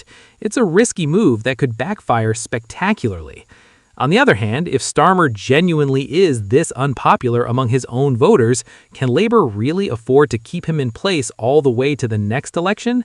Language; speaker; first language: English; native; English